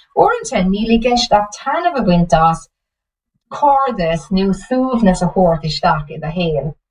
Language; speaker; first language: Irish; non-native, local second language; English